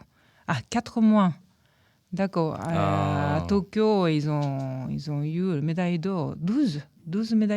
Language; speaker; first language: French; non-native, learner; Japanese